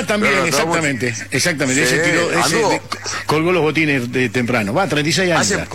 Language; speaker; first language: Spanish; native; Spanish